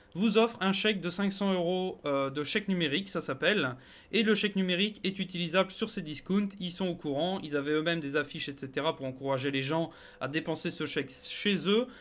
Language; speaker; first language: French; native; French